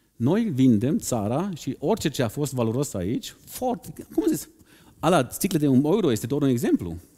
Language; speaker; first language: Romanian; non-native, fluent; German